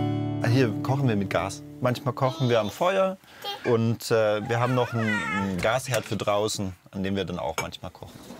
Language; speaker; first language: German; native; German